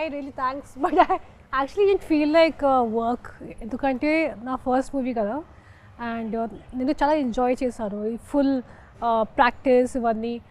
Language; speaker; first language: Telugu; non-native, local second language; Hindi